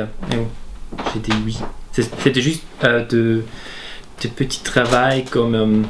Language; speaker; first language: French; non-native, local second language; German